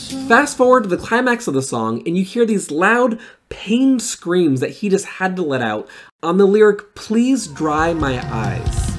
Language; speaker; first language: English; native; English